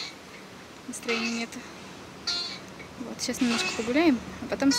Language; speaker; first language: Russian; native; Russian